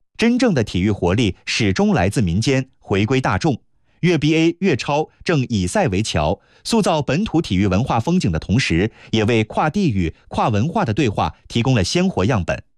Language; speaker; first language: Chinese; native; Chinese